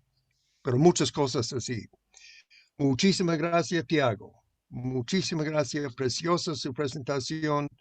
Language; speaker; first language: Spanish; non-native, fluent; English